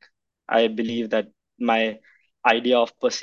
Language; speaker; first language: English; non-native, local second language; Hindi